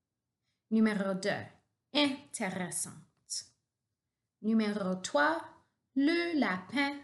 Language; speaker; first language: French; non-native, local second language; English